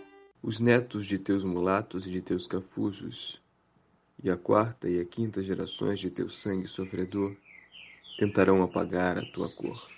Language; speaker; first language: Portuguese; native; Portuguese